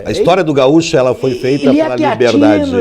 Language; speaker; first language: Portuguese; native; Portuguese